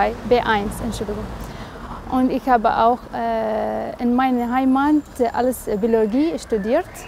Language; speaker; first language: German; non-native, learner; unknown